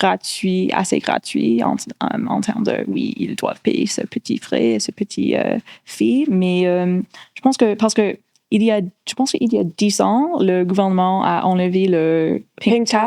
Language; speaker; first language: French; non-native, local second language; English